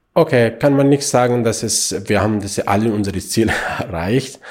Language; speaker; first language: German; non-native, learner; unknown